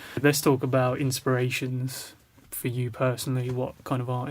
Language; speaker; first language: English; native; English